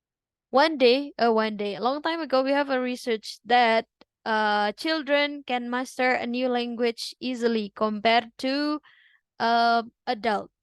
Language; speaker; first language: English; non-native, fluent; Indonesian